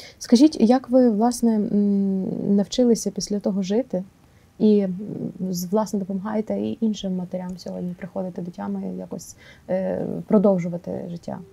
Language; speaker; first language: Ukrainian; native; Ukrainian